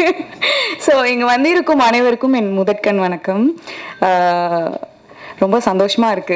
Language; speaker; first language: Tamil; native; Tamil